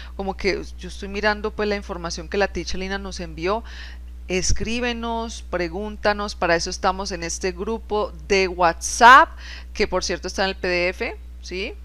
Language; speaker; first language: Spanish; native; Spanish